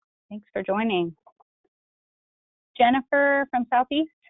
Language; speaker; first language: English; native; English